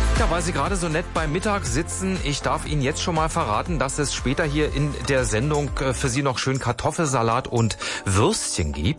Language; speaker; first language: German; native; German